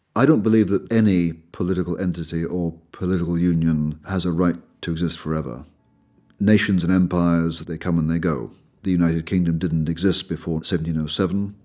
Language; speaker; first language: English; native; English